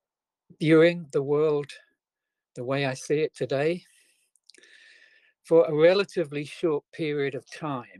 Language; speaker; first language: English; native; English